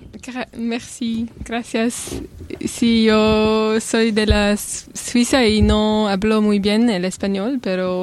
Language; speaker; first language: Spanish; non-native, learner; French